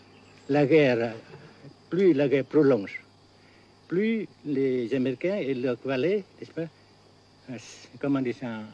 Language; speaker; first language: French; non-native, fluent; Vietnamese